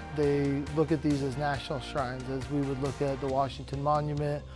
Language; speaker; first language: English; native; English